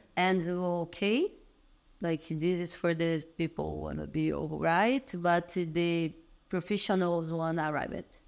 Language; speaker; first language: English; non-native, learner; Portuguese